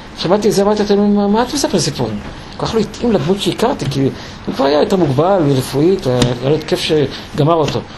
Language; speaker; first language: Hebrew; non-native, fluent; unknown